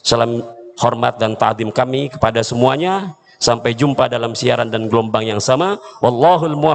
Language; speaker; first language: Indonesian; native; Indonesian